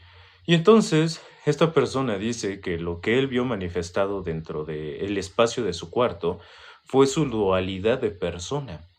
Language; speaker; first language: Spanish; native; Spanish